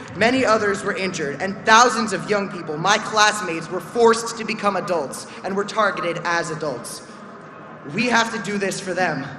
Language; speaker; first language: English; native; English